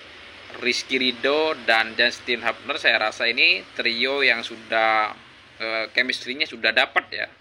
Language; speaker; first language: Indonesian; native; Indonesian